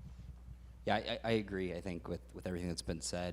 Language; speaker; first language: English; native; English